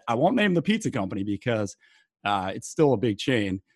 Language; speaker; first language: English; native; English